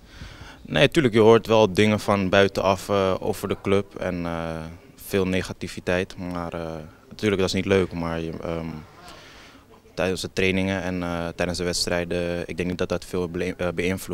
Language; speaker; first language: Dutch; native; Dutch